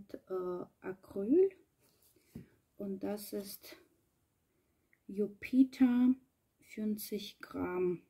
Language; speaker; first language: German; non-native, learner; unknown